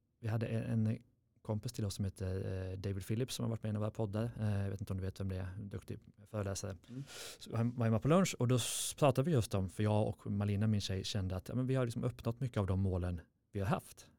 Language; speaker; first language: Swedish; native; Swedish